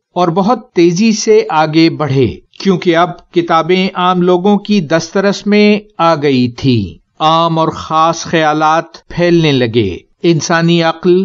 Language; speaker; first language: Urdu; native; Urdu